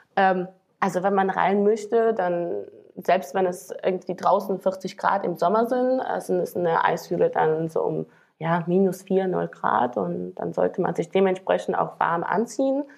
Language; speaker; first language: German; non-native, fluent; Slovak